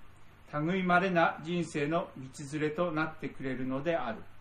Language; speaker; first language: Japanese; native; Japanese